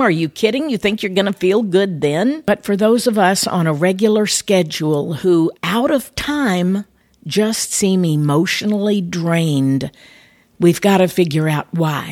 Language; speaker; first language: English; native; English